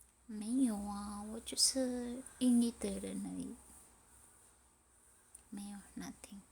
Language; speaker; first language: Chinese; non-native, learner; Indonesian